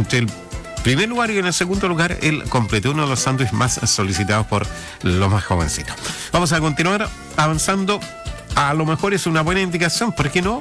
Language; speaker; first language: Spanish; native; Spanish